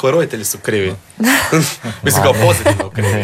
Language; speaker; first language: Serbian; native; Serbian